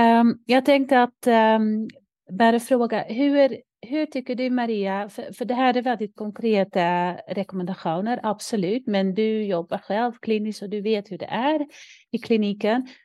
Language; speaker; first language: Swedish; non-native, fluent; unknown